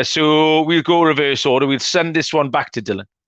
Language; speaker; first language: English; native; English